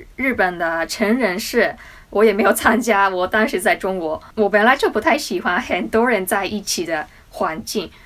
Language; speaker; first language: Chinese; non-native, fluent; Japanese